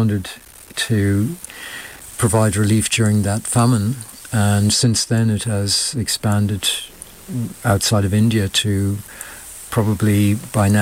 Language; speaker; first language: English; native; English